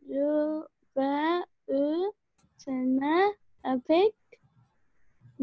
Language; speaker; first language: French; non-native, learner; Arabic